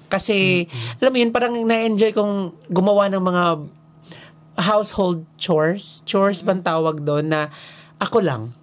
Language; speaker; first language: Filipino; native; Filipino